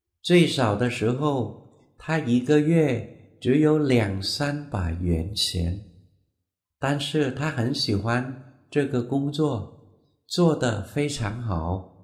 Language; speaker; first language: Chinese; non-native, fluent; Vietnamese